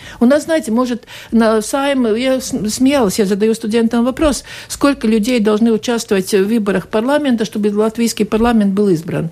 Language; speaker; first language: Russian; non-native, local second language; Latvian